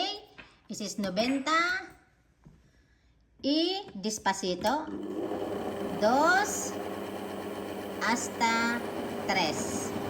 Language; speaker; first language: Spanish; non-native, fluent; Filipino